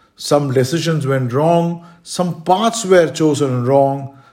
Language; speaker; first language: English; non-native, local second language; Malayalam